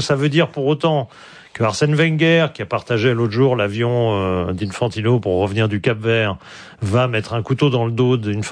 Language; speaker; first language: French; native; French